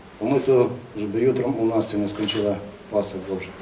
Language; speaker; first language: Polish; non-native, learner; Ukrainian